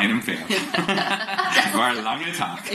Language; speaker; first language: German; non-native, fluent; English